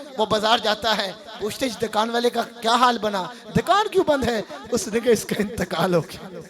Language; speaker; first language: Urdu; non-native, local second language; Punjabi